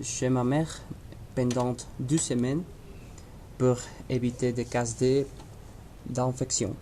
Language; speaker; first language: French; non-native, learner; Spanish